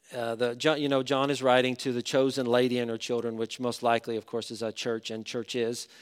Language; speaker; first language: English; native; English